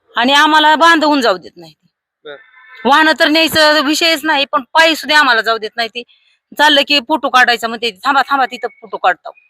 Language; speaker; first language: Marathi; native; Marathi